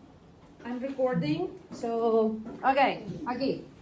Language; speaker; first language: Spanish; non-native, fluent; English